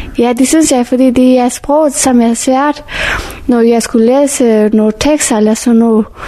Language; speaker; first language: Danish; non-native, fluent; Persian